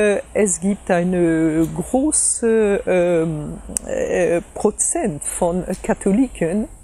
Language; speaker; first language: German; non-native, fluent; French